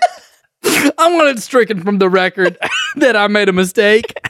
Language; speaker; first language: English; native; English